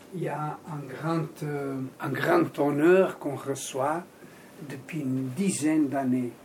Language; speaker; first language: French; non-native, fluent; Portuguese